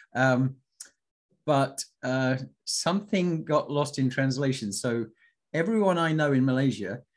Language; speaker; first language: English; native; English